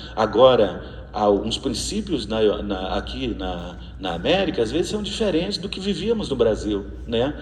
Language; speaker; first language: Portuguese; native; Portuguese